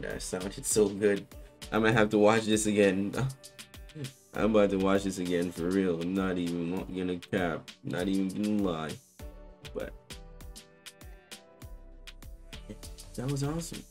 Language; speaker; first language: English; native; English